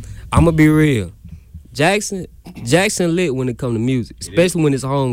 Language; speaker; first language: English; native; English